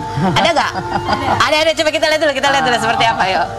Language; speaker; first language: Indonesian; native; Indonesian